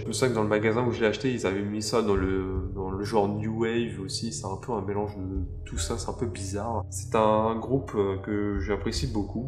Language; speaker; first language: French; native; French